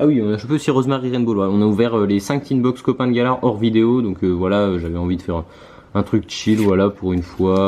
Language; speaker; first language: French; native; French